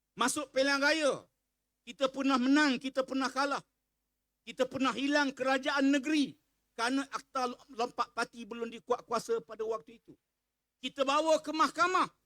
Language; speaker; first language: Malay; native; Malay